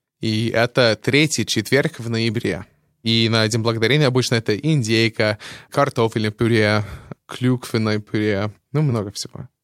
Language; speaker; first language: Russian; non-native, fluent; English